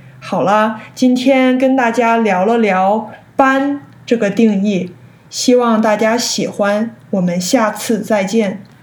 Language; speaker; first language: Chinese; early bilingual, heritage; Chinese